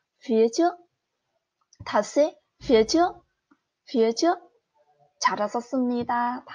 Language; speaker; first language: Korean; non-native, fluent; Vietnamese